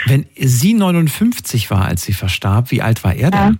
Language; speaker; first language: German; native; German